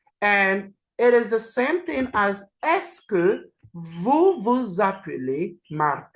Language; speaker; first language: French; non-native, learner; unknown